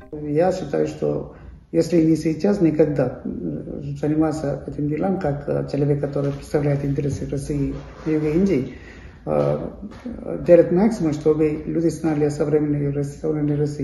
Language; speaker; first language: Russian; non-native, fluent; Malayalam